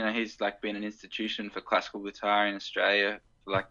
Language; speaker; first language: English; native; English